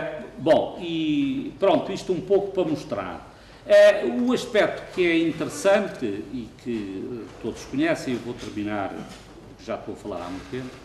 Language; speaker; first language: Portuguese; native; Portuguese